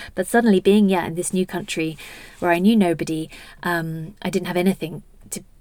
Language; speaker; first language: English; native; English